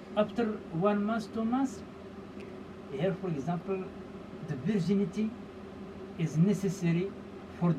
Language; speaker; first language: English; non-native, learner; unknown